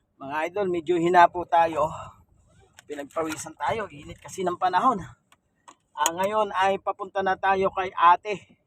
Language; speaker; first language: Filipino; native; Filipino